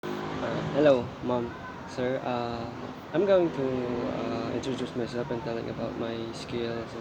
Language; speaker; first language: English; non-native, learner; Filipino